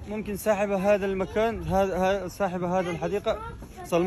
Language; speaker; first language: Arabic; non-native, learner; Russian